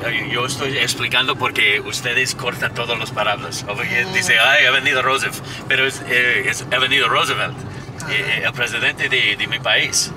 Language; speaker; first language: Spanish; non-native, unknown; English